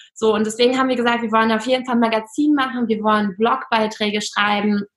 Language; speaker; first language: German; non-native, fluent; Russian